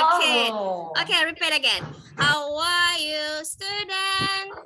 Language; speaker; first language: English; non-native, fluent; Indonesian